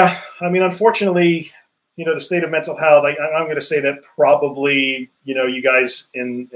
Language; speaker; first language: English; native; English